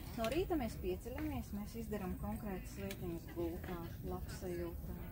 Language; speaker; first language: Latvian; native; Latvian